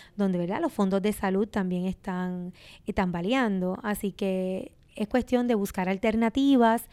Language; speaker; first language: Spanish; native; Spanish